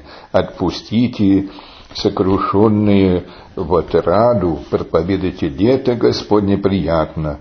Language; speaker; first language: Russian; early bilingual, heritage; Russian